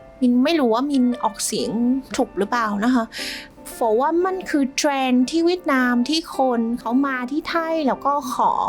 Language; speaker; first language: Thai; non-native, fluent; Vietnamese